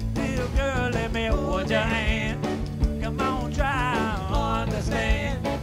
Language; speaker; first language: English; native; English